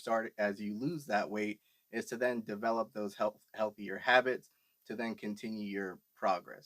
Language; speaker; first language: English; native; English